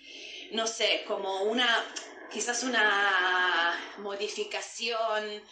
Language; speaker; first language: Spanish; non-native, fluent; Italian